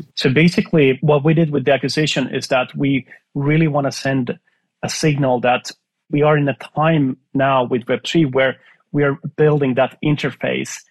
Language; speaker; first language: English; non-native, fluent; Finnish